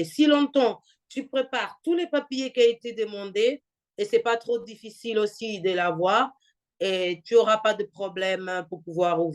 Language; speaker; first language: French; non-native, fluent; Portuguese